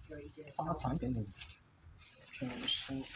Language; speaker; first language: Chinese; native; Chinese